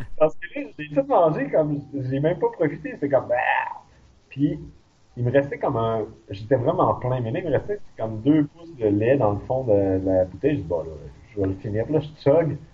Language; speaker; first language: French; native; French